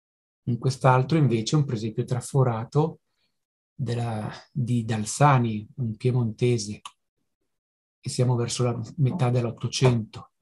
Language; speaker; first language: Italian; native; Italian